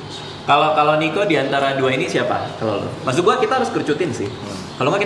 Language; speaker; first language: Indonesian; native; Indonesian